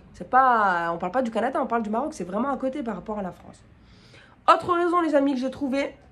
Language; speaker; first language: French; native; French